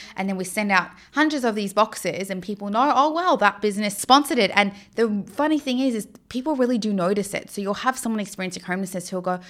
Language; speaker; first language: English; native; English